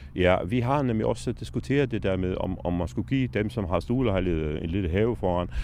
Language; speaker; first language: Danish; native; Danish